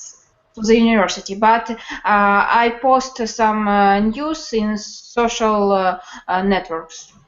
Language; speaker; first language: English; non-native, learner; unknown